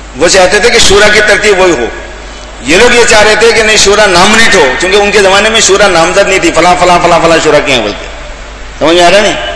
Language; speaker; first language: Hindi; native; Hindi